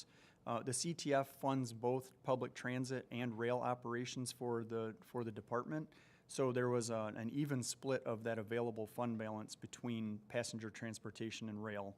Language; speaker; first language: English; native; English